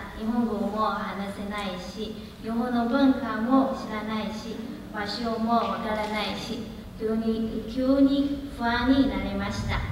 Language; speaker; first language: Japanese; non-native, learner; Chinese